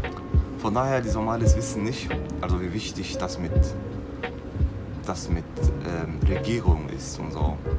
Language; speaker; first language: German; non-native, learner; Somali